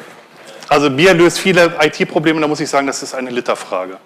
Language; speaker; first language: German; native; German